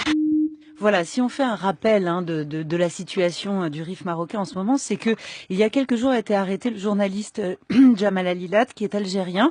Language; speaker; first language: French; native; French